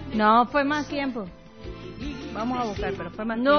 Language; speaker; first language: Spanish; native; Spanish